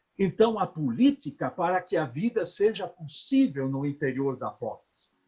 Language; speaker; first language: Portuguese; native; Portuguese